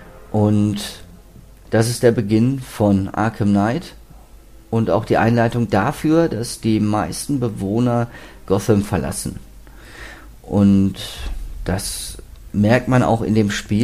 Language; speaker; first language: German; native; German